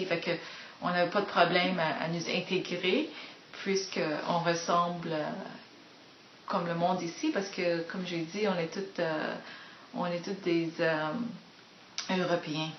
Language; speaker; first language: French; non-native, fluent; Greek